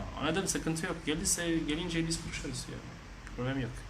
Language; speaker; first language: Turkish; non-native, learner; French